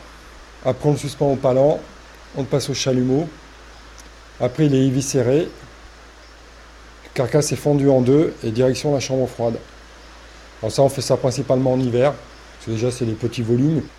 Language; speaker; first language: French; native; French